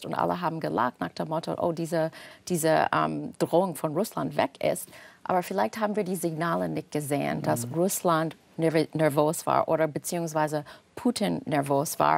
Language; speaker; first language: German; non-native, fluent; English